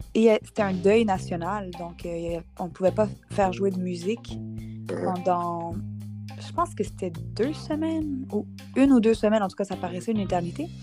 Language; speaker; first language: French; native; French